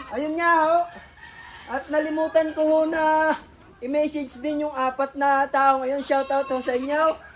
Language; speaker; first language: Filipino; native; Filipino